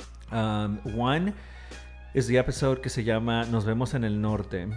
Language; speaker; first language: Spanish; early bilingual, heritage; Spanish